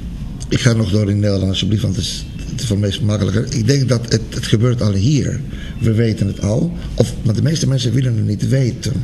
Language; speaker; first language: Dutch; non-native, fluent; Spanish